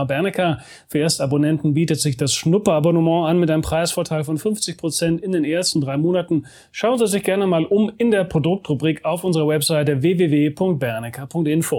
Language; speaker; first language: German; native; German